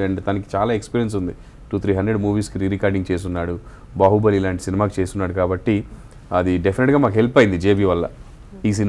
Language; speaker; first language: Telugu; native; Telugu